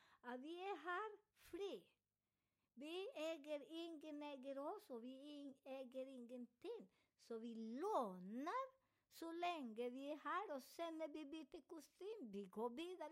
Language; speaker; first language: Swedish; non-native, learner; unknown